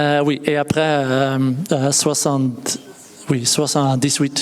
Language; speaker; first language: French; non-native, learner; Dutch